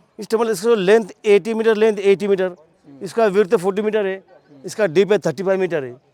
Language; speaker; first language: Hindi; non-native, local second language; Marathi